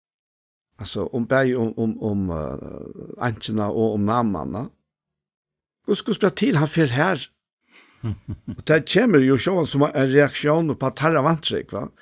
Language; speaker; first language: Danish; non-native, local second language; Faroese